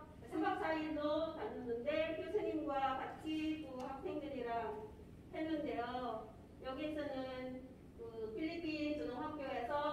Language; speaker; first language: Korean; non-native, fluent; Filipino